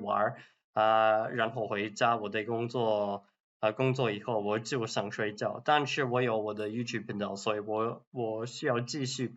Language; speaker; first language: Chinese; non-native, learner; English